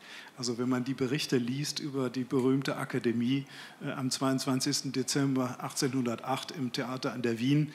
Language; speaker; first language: German; native; German